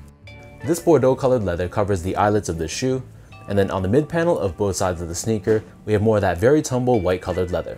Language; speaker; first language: English; native; English